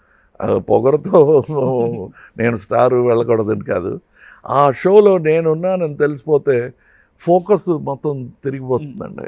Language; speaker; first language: Telugu; non-native, local second language; Tamil